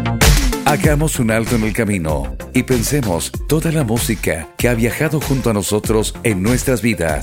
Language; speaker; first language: Spanish; native; Spanish